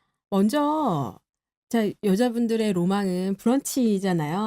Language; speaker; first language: Korean; native; Korean